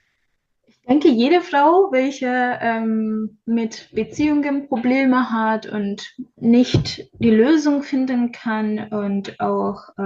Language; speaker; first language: German; non-native, learner; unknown